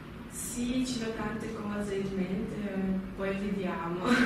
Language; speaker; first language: Italian; non-native, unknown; Russian